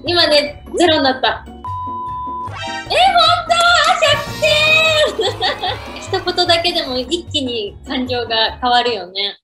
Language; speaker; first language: Japanese; native; Japanese